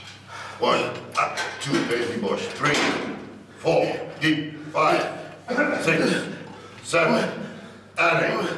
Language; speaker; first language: Dutch; native; Dutch